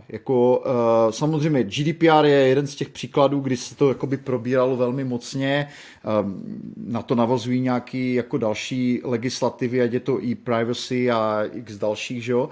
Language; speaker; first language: Czech; native; Czech